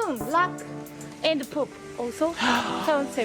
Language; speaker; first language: English; non-native, learner; Japanese